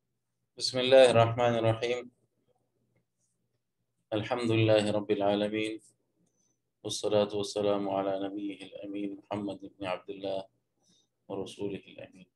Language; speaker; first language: Arabic; non-native, learner; Urdu